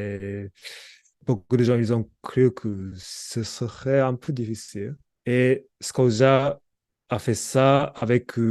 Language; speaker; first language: French; non-native, learner; Japanese